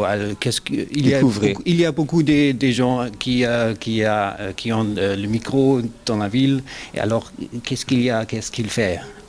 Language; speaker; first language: French; non-native, learner; German